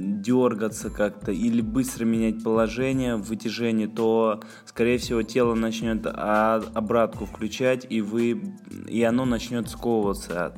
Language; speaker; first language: Russian; native; Russian